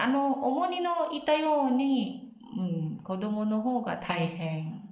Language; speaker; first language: Japanese; non-native, learner; Indonesian